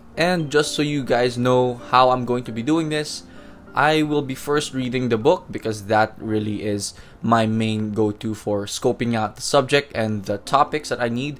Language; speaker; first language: English; non-native, local second language; Filipino